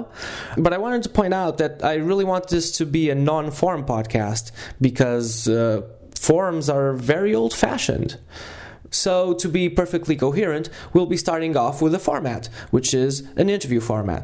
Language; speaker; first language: English; non-native, fluent; Portuguese